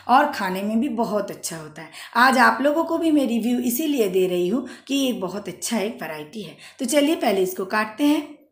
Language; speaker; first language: Hindi; non-native, local second language; Bangla